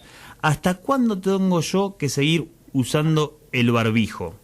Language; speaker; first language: Spanish; native; Spanish